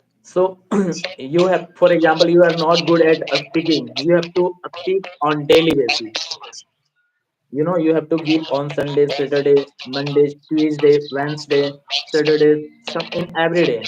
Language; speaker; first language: English; non-native, fluent; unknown